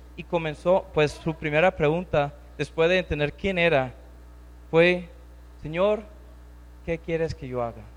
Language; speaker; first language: Spanish; non-native, fluent; English